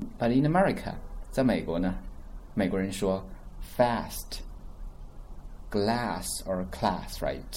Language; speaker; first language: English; non-native, fluent; Chinese